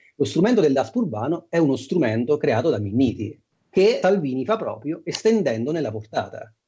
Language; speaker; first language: Italian; native; Italian